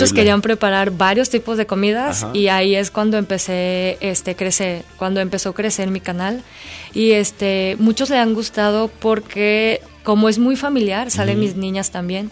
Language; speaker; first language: Spanish; non-native, fluent; Korean